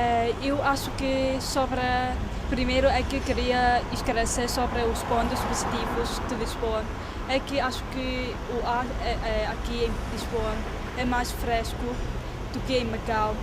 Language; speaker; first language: Portuguese; non-native, fluent; Chinese